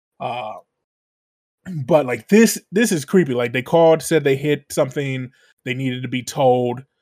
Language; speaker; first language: English; native; English